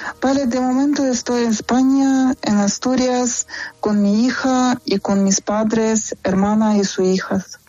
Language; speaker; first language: Spanish; non-native, fluent; Ukrainian